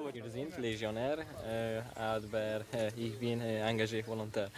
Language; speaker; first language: German; non-native, learner; Hungarian